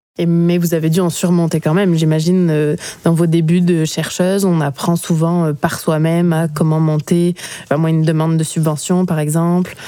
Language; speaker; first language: French; native; French